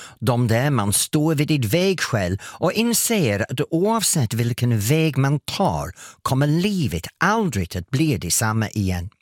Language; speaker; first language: Swedish; non-native, fluent; English